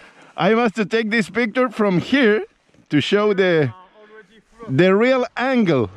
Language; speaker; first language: English; non-native, learner; Spanish